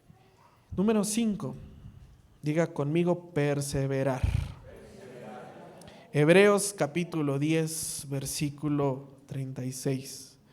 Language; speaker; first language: Spanish; native; Spanish